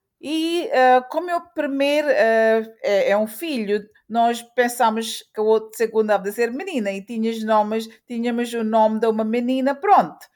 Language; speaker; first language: Portuguese; early bilingual, heritage; Portuguese